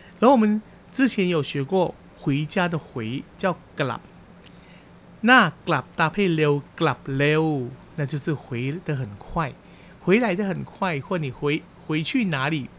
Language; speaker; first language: Chinese; early bilingual, heritage; Chinese